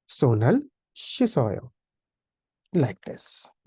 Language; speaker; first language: Korean; non-native, fluent; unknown